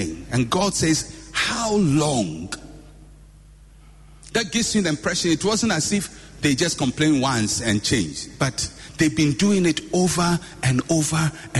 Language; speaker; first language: English; non-native, local second language; Akan